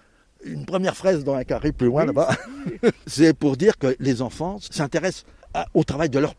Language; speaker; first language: French; native; French